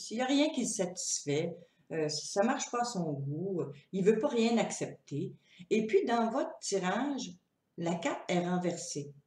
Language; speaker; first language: French; native; French